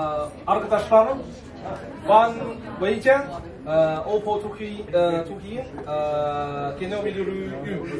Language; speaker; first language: Turkish; non-native, learner; Chinese